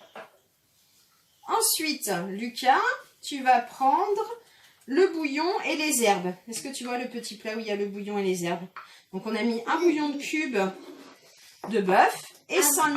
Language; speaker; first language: French; native; French